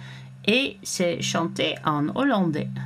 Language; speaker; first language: French; non-native, fluent; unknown